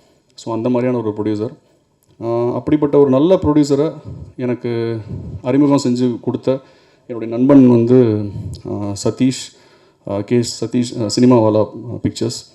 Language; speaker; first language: Tamil; native; Tamil